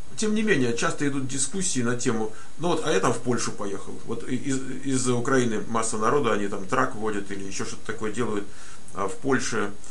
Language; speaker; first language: Russian; native; Russian